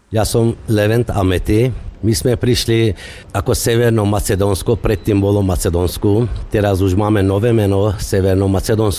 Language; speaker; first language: Slovak; non-native, local second language; Macedonian